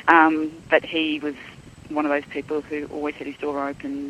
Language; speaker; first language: English; native; English